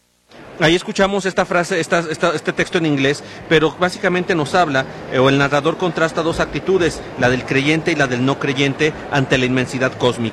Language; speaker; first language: Spanish; native; Spanish